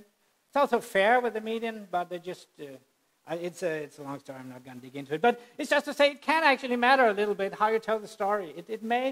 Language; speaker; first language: English; non-native, fluent; Danish